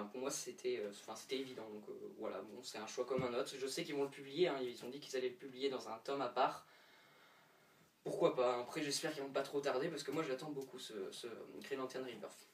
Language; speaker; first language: French; native; French